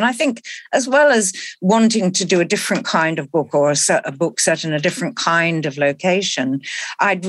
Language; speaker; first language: English; native; English